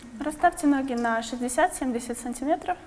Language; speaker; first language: Russian; native; Russian